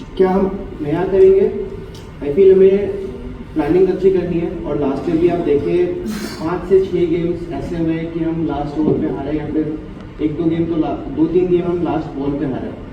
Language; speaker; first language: Hindi; non-native, local second language; Assamese